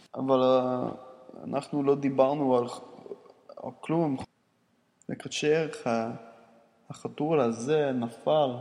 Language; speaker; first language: Hebrew; non-native, learner; English